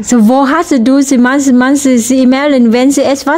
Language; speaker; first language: German; non-native, learner; Vietnamese